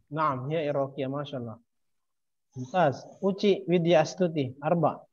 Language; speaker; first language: Arabic; non-native, fluent; Indonesian